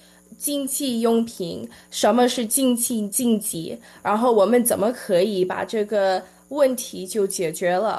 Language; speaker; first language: Chinese; early bilingual, heritage; Chinese